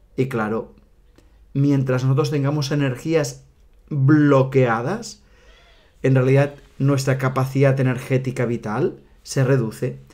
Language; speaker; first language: Spanish; non-native, local second language; Catalan